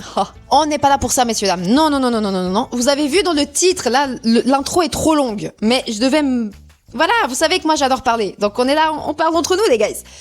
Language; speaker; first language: French; early bilingual, other home language; Portuguese